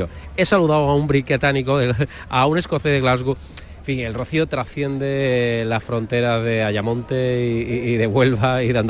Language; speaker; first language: Spanish; native; Spanish